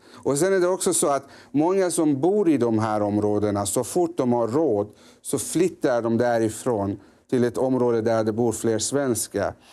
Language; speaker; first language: Swedish; early bilingual, other home language; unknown